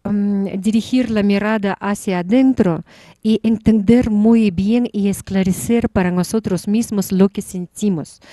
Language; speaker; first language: Spanish; non-native, fluent; Russian